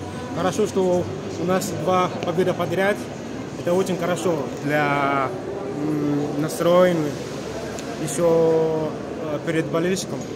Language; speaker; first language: Russian; non-native, learner; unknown